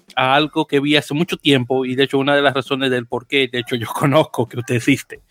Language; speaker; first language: Spanish; native; Spanish